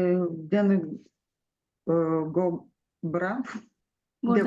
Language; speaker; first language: Norwegian; non-native, learner; Lithuanian